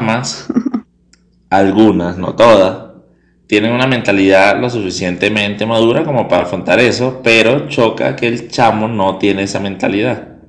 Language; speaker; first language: Spanish; native; Spanish